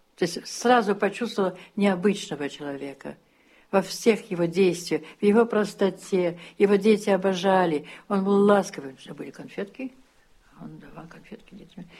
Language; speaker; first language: Russian; early bilingual, heritage; Russian